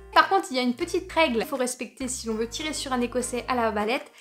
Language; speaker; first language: French; native; French